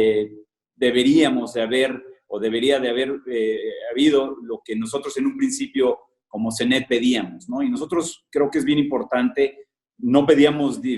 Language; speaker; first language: Spanish; native; Spanish